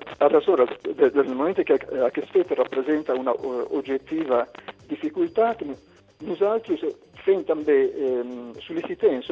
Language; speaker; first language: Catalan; non-native, local second language; Italian